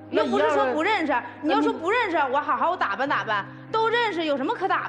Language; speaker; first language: Chinese; native; Chinese